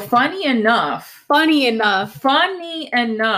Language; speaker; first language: English; early bilingual, other home language; Spanish